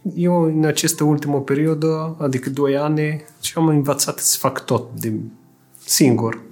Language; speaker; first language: Romanian; non-native, fluent; Italian